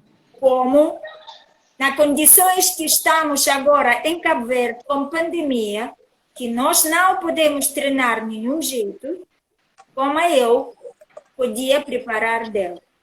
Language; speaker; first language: Portuguese; non-native, learner; Russian